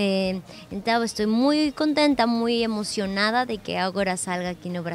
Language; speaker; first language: Portuguese; non-native, learner; Spanish